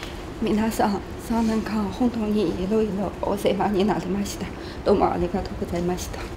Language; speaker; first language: Japanese; non-native, learner; Chinese